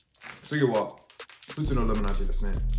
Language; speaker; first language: Japanese; non-native, learner; English